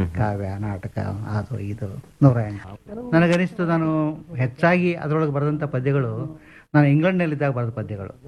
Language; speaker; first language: Kannada; native; Kannada